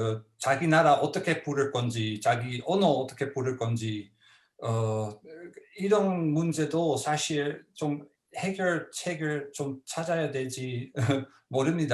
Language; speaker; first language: Korean; non-native, fluent; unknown